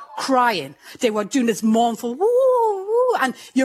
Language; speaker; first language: English; native; English